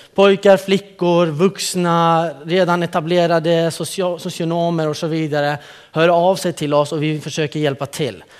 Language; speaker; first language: Swedish; early bilingual, other home language; Central Kurdish